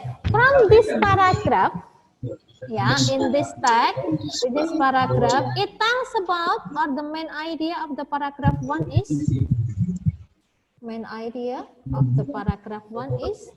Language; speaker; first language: English; non-native, learner; Indonesian